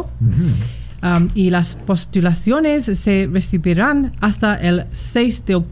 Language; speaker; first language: Spanish; non-native, fluent; English